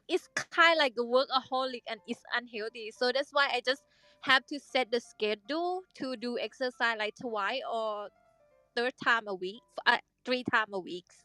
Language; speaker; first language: English; non-native, fluent; Thai